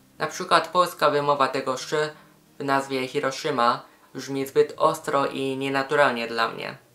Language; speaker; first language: Polish; non-native, fluent; Japanese